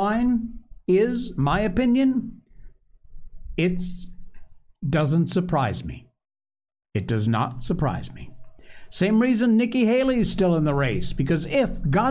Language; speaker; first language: English; native; English